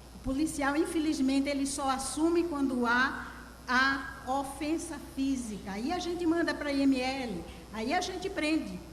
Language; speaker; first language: Portuguese; native; Portuguese